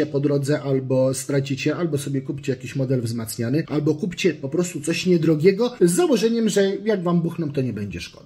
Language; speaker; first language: Polish; native; Polish